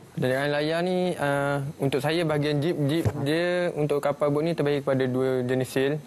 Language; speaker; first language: Malay; native; Malay